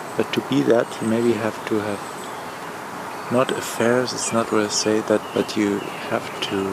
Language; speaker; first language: English; non-native, fluent; German